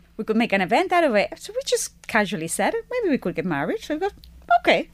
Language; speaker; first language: English; non-native, fluent; Spanish